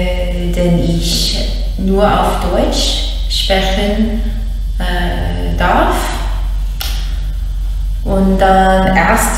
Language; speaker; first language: German; non-native, learner; English